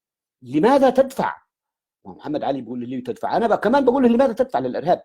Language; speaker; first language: Arabic; native; Arabic